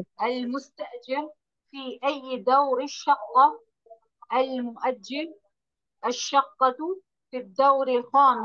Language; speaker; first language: Arabic; non-native, learner; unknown